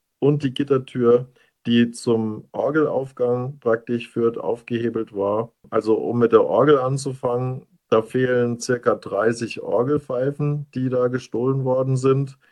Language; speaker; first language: German; native; German